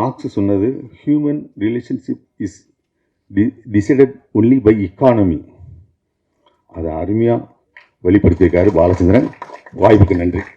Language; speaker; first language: Tamil; native; Tamil